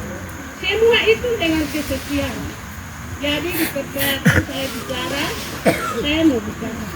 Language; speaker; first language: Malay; non-native, local second language; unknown